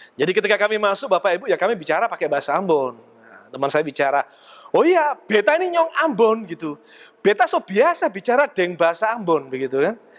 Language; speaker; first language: Indonesian; native; Indonesian